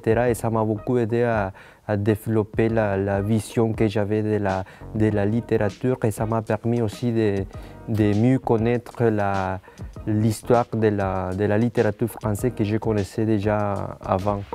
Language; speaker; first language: French; non-native, fluent; Spanish